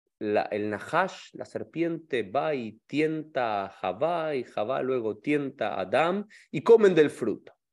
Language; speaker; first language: Spanish; native; Spanish